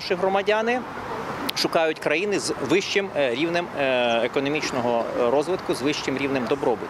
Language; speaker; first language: Ukrainian; native; Ukrainian